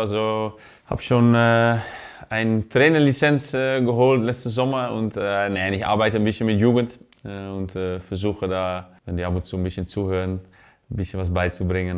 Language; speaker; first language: German; non-native, fluent; Dutch